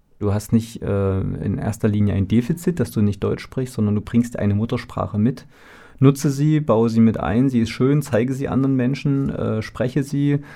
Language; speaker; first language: German; native; German